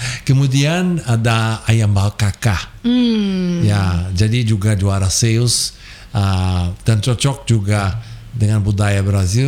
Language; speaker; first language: Indonesian; non-native, fluent; Portuguese